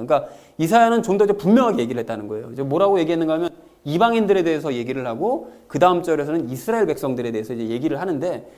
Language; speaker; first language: Korean; native; Korean